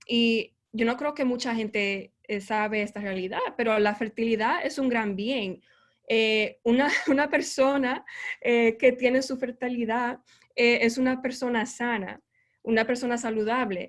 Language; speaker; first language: Spanish; early bilingual, heritage; Spanish